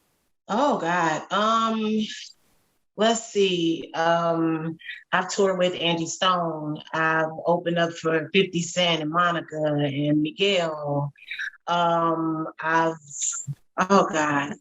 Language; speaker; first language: English; native; English